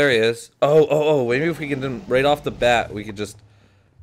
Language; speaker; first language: English; native; English